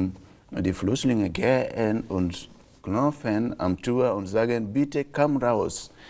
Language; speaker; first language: German; non-native, local second language; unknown